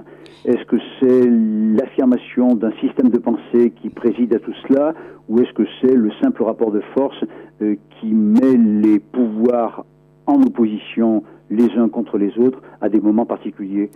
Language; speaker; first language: French; native; French